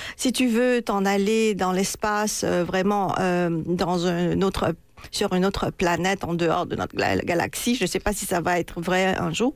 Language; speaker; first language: French; non-native, local second language; Morisyen